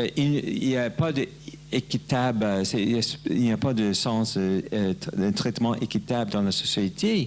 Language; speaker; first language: French; non-native, learner; English